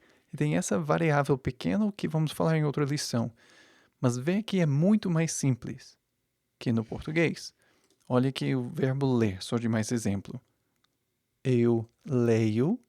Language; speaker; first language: Portuguese; non-native, fluent; English